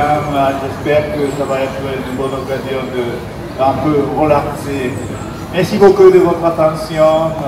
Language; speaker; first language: French; non-native, fluent; Japanese